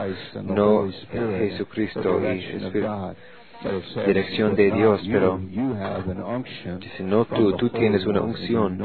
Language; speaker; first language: Spanish; non-native, fluent; English